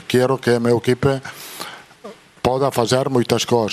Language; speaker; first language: Portuguese; non-native, fluent; Italian